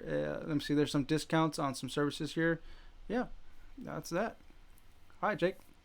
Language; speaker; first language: English; native; English